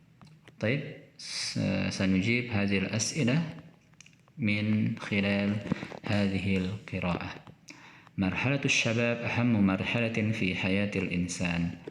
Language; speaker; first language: Arabic; non-native, fluent; Indonesian